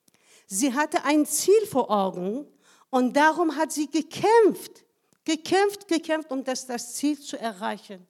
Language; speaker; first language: German; non-native, fluent; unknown